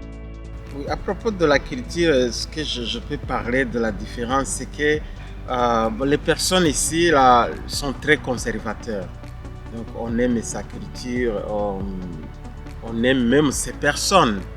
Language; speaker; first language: French; non-native, local second language; Kinyarwanda